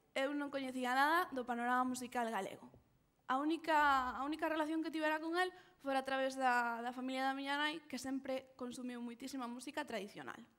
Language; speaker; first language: Galician; non-native, local second language; Spanish